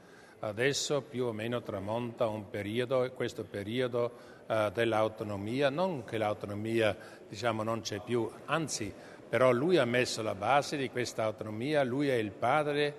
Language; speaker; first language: Italian; non-native, local second language; German